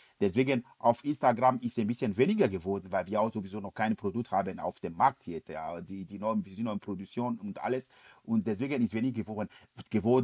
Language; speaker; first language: German; non-native, fluent; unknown